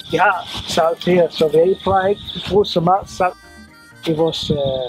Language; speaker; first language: Danish; non-native, learner; Swahili